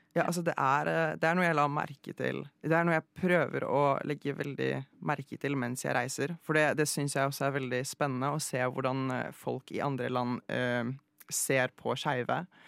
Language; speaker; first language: Norwegian; early bilingual, other home language; Polish